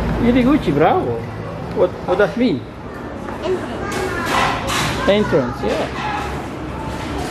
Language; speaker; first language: English; non-native, fluent; Indonesian